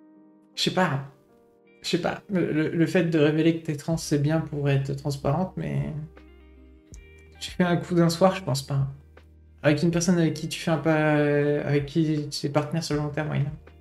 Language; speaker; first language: French; native; French